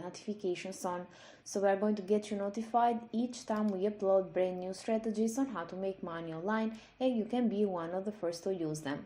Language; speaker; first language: English; non-native, fluent; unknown